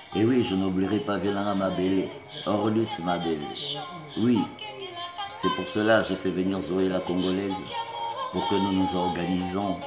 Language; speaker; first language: French; non-native, local second language; Lingala